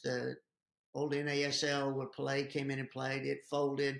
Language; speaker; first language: English; native; English